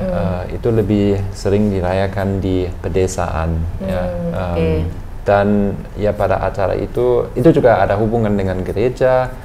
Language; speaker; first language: Indonesian; non-native, fluent; German